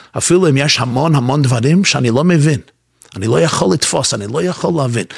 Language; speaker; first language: Hebrew; non-native, fluent; English